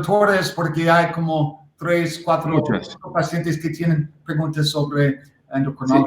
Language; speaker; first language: Spanish; non-native, learner; English